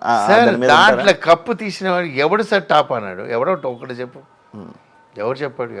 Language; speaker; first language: Telugu; non-native, learner; Tamil